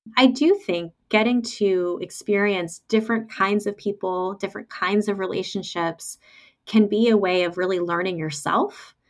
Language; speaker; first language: English; native; English